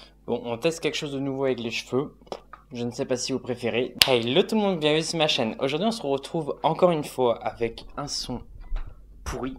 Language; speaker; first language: French; native; French